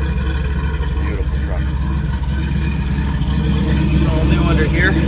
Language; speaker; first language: English; native; English